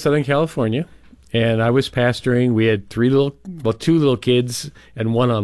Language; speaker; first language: English; native; English